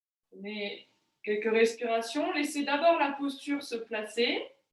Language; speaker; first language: French; native; French